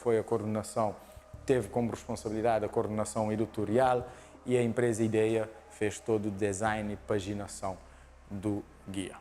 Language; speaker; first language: Portuguese; non-native, local second language; Kabuverdianu